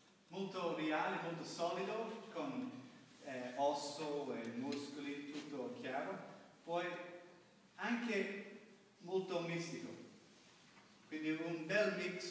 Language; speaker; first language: Italian; non-native, learner; English